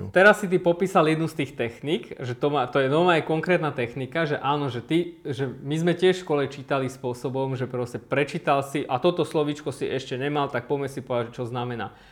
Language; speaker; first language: Slovak; early bilingual, other home language; Armenian